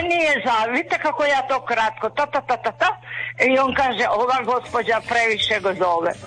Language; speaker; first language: Serbian; native; Serbian